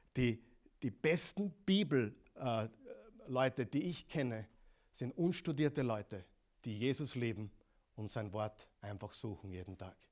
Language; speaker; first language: German; non-native, fluent; English